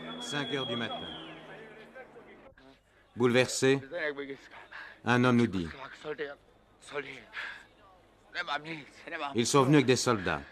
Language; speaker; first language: French; native; French